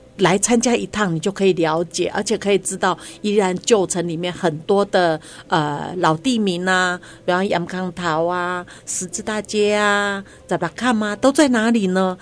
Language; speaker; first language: Chinese; non-native, local second language; Hakka Chinese